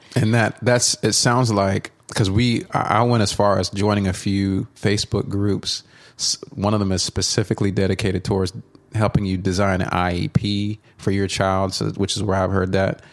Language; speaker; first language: English; native; English